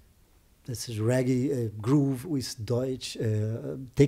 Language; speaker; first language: English; non-native, learner; Portuguese